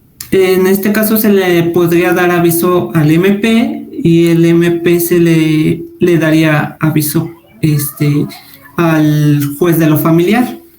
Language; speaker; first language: Spanish; native; Spanish